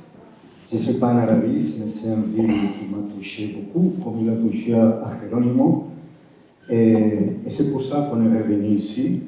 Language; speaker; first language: French; non-native, fluent; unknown